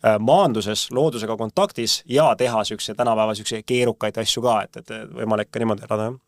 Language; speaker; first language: Estonian; native; Estonian